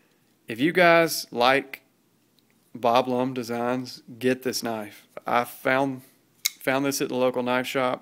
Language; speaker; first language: English; native; English